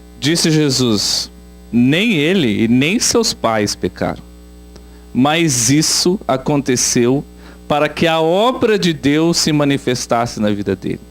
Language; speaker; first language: Portuguese; native; Portuguese